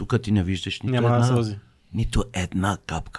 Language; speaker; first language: Bulgarian; non-native, fluent; Persian